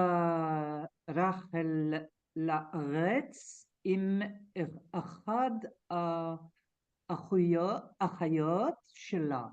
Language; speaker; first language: Hebrew; non-native, learner; French